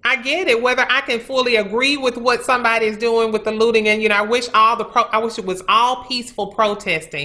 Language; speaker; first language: English; native; English